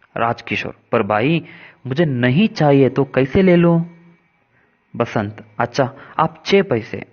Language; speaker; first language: Hindi; non-native, local second language; Kannada